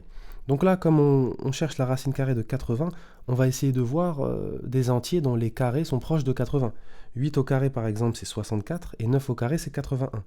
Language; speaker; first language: French; native; French